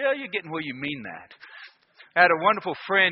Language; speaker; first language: English; native; English